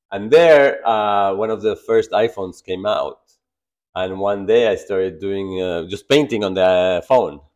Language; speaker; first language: English; non-native, fluent; Spanish